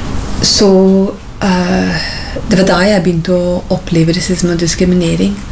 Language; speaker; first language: Norwegian; non-native, fluent; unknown